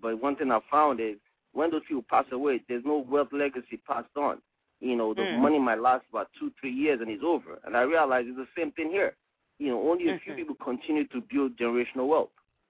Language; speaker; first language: English; non-native, local second language; Igbo